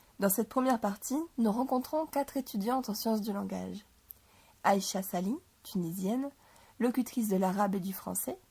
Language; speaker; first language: French; native; French